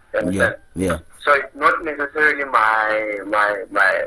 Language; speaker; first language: English; non-native, local second language; Zulu